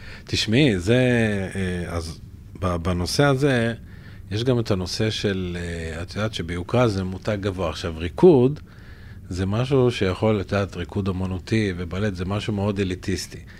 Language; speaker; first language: Hebrew; native; Hebrew